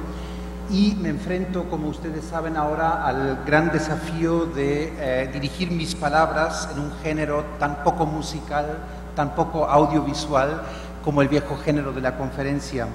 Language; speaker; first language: Spanish; non-native, fluent; German